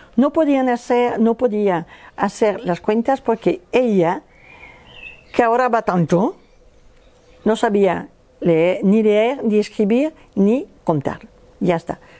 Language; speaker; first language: Spanish; non-native, fluent; French